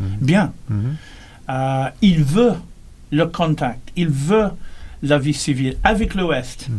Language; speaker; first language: French; non-native, learner; English